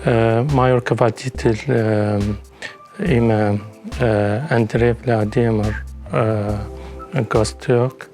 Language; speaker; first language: Russian; non-native, learner; Arabic